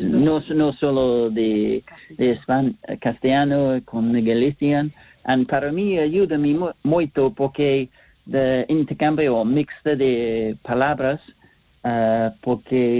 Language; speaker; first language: Spanish; non-native, learner; English